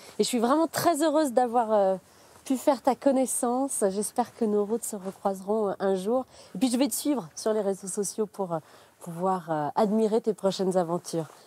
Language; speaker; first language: French; native; French